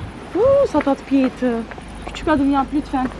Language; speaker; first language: Turkish; non-native, fluent; Albanian